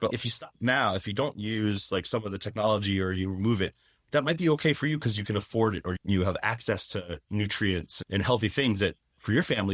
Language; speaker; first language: English; native; English